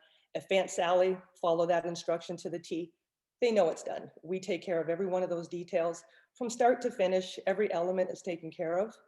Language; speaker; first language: English; native; English